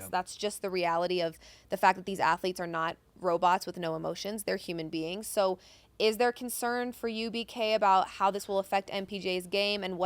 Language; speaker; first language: English; native; English